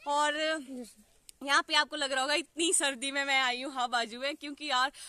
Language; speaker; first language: Hindi; native; Hindi